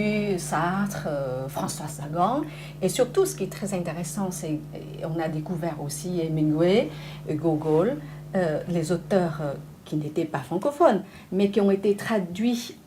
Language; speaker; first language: French; non-native, fluent; Vietnamese